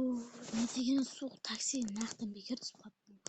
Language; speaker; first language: Kazakh; native; Kazakh